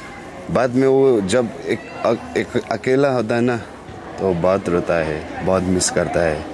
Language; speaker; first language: Hindi; non-native, local second language; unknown